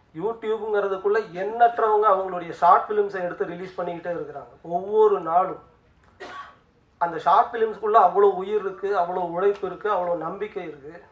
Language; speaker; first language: Tamil; native; Tamil